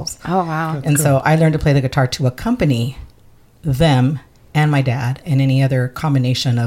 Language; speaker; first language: English; early bilingual, other home language; Spanish